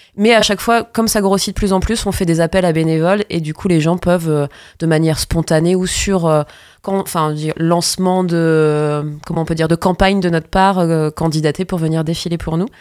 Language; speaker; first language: French; native; French